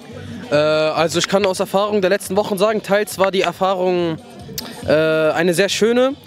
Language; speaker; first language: German; native; German